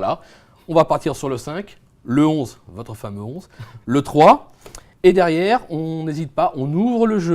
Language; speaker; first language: French; native; French